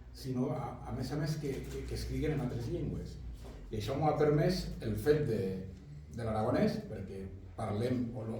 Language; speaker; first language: Catalan; non-native, local second language; Spanish